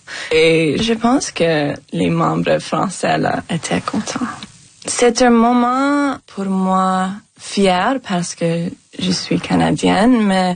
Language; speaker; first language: French; non-native, local second language; English